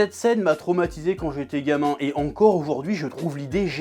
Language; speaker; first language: French; native; French